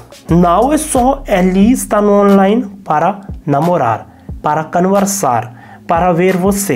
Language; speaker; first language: Portuguese; non-native, learner; Hindi